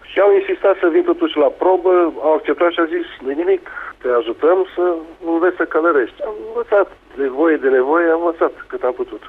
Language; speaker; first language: Romanian; native; Romanian